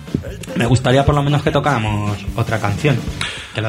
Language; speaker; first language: Spanish; native; Spanish